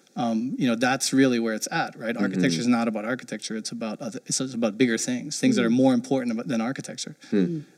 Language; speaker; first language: English; early bilingual, heritage; German